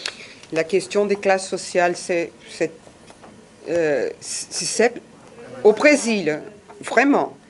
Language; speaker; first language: French; non-native, fluent; Portuguese